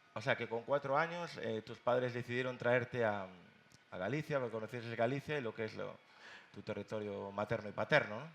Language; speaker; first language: Spanish; native; Spanish